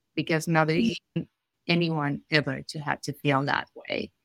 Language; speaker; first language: English; non-native, fluent; Spanish